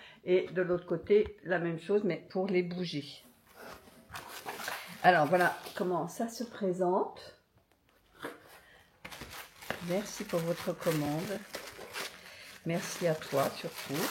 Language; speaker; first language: French; native; French